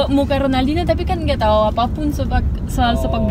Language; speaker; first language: Indonesian; non-native, fluent; French